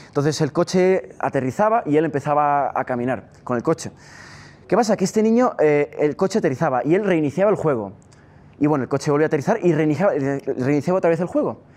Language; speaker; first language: Spanish; non-native, fluent; Italian